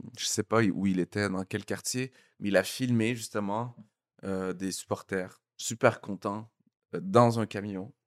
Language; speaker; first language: French; native; French